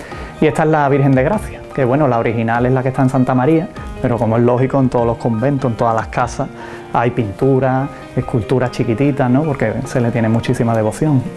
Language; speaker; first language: Spanish; native; Spanish